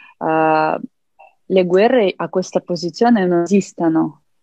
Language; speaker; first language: Italian; non-native, fluent; Ukrainian